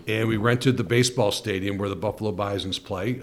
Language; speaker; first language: English; native; English